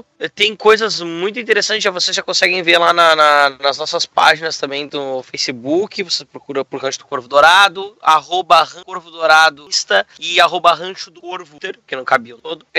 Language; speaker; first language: Portuguese; native; Portuguese